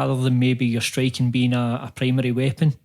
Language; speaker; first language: English; native; English